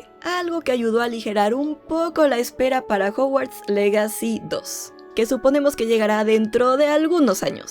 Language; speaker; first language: Spanish; native; Spanish